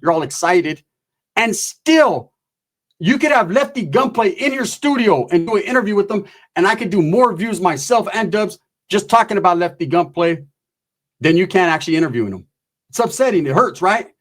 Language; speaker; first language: English; native; English